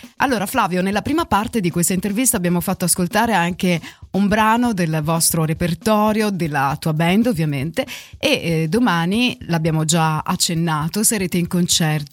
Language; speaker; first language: Italian; native; Italian